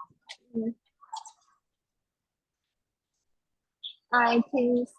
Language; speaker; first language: English; non-native, learner; Vietnamese